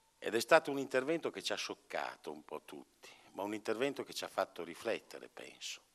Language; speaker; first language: Italian; native; Italian